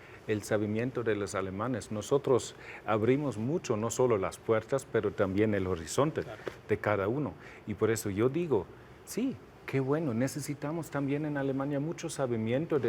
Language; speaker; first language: Spanish; non-native, fluent; German